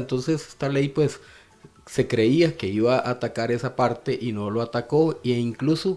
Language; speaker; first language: Spanish; native; Spanish